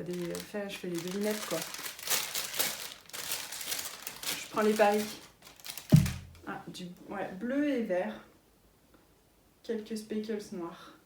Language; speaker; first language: French; native; French